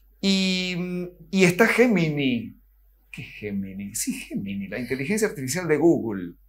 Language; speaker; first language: Spanish; native; Spanish